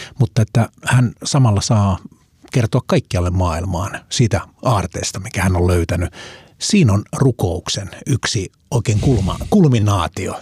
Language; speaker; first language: Finnish; native; Finnish